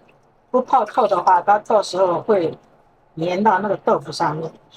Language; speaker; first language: Chinese; native; Chinese